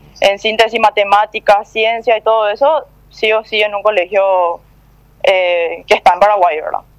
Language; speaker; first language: Spanish; early bilingual, other home language; Korean